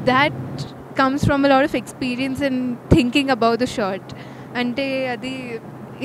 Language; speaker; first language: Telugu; non-native, local second language; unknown